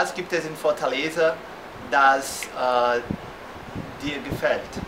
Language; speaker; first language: German; non-native, fluent; Portuguese